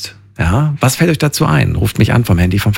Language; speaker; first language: German; native; German